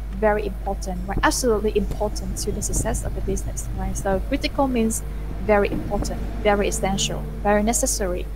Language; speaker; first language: English; non-native, fluent; Vietnamese